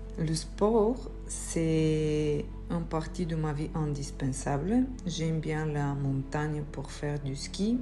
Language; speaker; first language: French; non-native, learner; Bulgarian